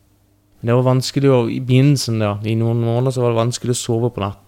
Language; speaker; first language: Norwegian; early bilingual, other home language; Persian